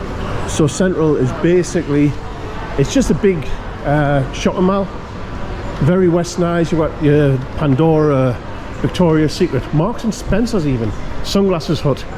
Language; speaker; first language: English; native; English